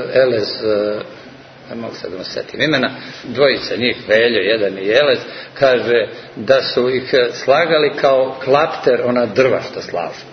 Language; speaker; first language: Serbian; native; Serbian